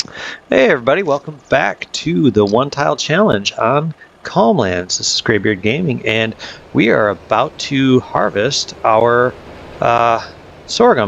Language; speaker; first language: English; native; English